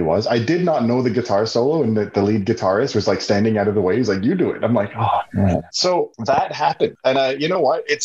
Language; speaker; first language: English; native; English